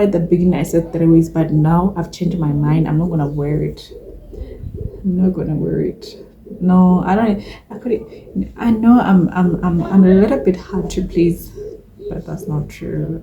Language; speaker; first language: English; non-native, local second language; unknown